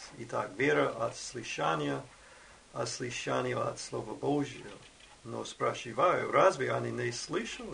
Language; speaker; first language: Russian; non-native, fluent; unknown